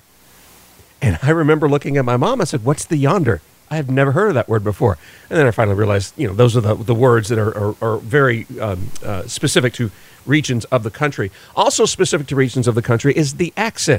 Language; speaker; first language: English; native; English